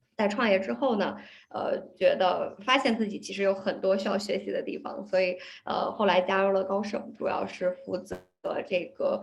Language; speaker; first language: Chinese; early bilingual, heritage; Chinese